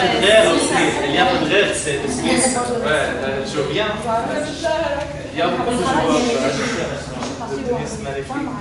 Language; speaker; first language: French; non-native, learner; Arabic